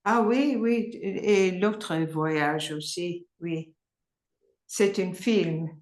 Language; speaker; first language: French; non-native, learner; English